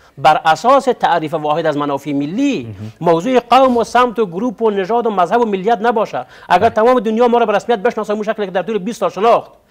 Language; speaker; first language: Persian; non-native, local second language; Pashto